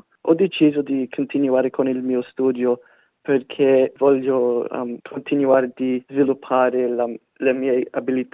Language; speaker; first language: Italian; non-native, fluent; English